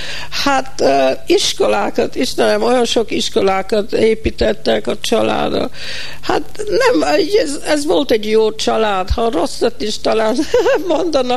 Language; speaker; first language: Hungarian; early bilingual, heritage; Hungarian